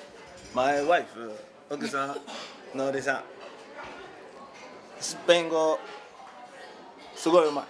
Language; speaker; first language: Japanese; non-native, learner; Spanish